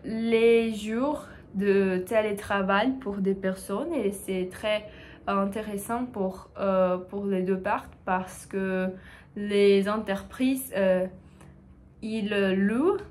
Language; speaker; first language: French; non-native, learner; Portuguese